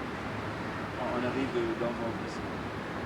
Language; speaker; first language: French; native; French